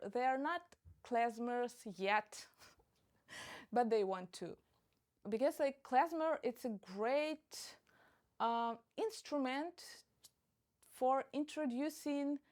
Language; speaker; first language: English; non-native, fluent; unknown